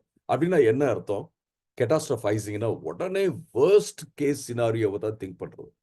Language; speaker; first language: Tamil; native; Tamil